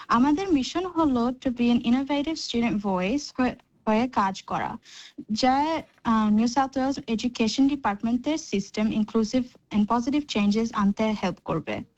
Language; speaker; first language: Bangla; early bilingual, heritage; Bangla